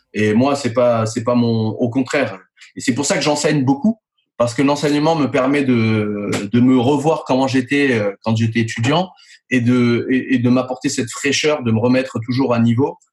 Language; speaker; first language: French; native; French